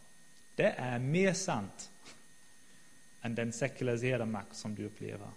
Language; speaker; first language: Swedish; non-native, fluent; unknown